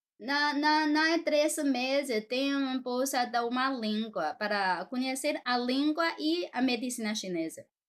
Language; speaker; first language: Portuguese; non-native, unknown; Chinese